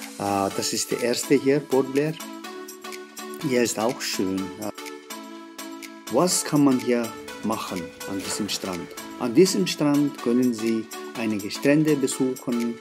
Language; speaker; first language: German; non-native, learner; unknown